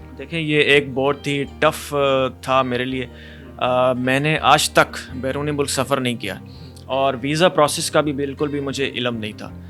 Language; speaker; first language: Urdu; non-native, local second language; Punjabi